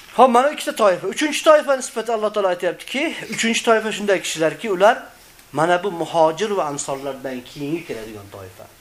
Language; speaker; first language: Uzbek; native; Uzbek